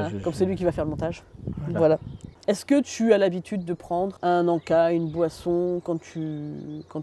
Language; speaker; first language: French; native; French